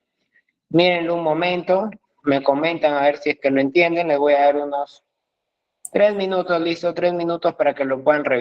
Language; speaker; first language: Spanish; native; Spanish